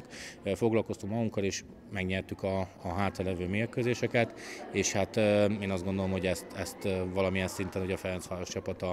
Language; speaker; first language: Hungarian; native; Hungarian